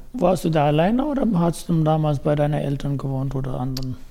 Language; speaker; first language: German; non-native, learner; Persian